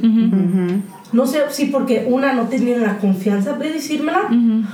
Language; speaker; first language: Spanish; early bilingual, heritage; Spanish